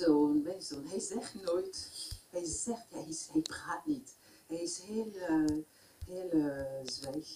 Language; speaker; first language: Dutch; non-native, local second language; French